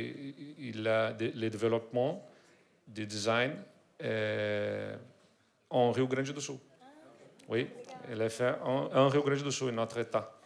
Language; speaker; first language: French; non-native, learner; Portuguese